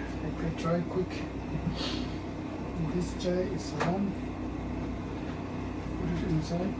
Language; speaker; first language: English; non-native, learner; Tibetan